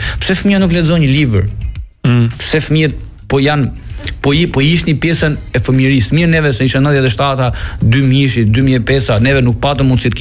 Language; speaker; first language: Albanian; native; Albanian